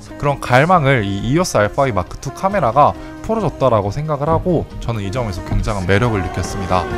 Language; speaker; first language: Korean; native; Korean